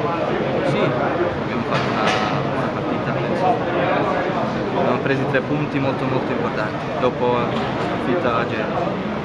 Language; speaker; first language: Italian; non-native, fluent; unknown